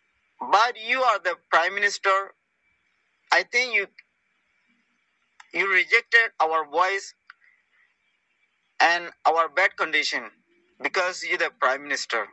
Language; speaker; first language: English; non-native, learner; Rohingya